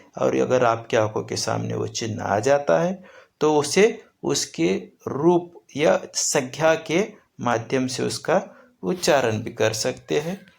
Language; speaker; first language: Hindi; non-native, local second language; Marathi